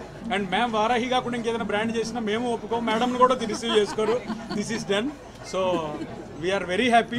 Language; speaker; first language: Telugu; native; Telugu